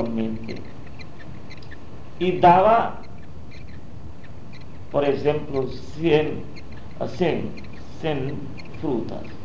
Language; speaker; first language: Portuguese; non-native, learner; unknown